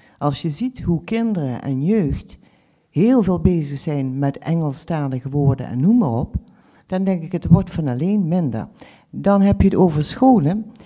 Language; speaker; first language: Dutch; native; Dutch